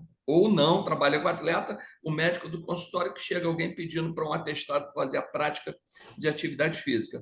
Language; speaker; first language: Portuguese; native; Portuguese